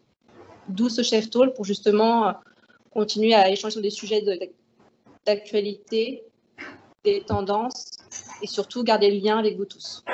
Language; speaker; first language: French; native; French